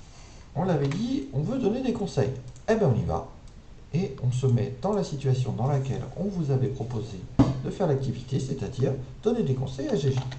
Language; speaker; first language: French; native; French